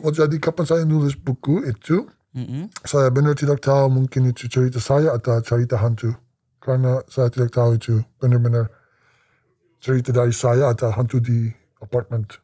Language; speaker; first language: Indonesian; non-native, learner; English